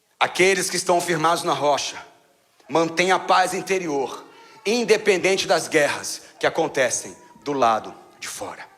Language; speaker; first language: Portuguese; native; Portuguese